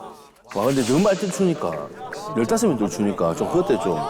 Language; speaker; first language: Korean; native; Korean